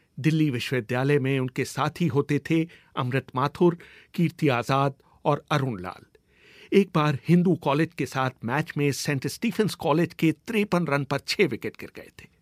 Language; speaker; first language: Hindi; native; Hindi